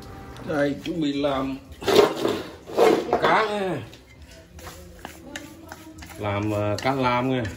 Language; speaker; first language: Vietnamese; non-native, local second language; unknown